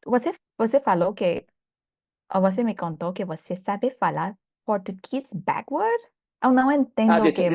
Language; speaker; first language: Portuguese; non-native, fluent; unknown